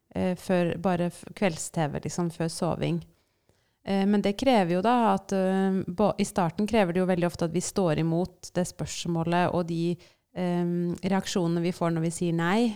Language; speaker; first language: Norwegian; native; Norwegian